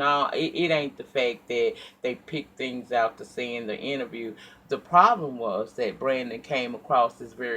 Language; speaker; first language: English; native; English